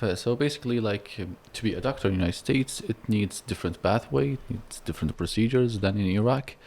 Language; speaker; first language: English; non-native, fluent; Arabic